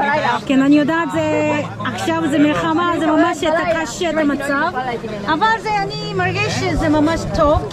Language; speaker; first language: Hebrew; non-native, learner; Korean